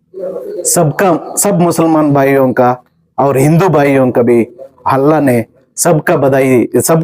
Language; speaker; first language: Hindi; non-native, local second language; Kannada